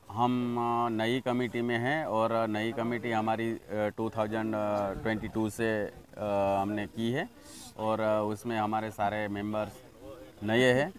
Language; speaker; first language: Hindi; non-native, local second language; Gujarati